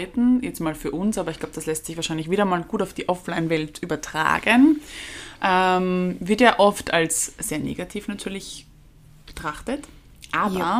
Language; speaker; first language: German; native; German